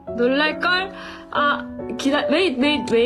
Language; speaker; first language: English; non-native, learner; Korean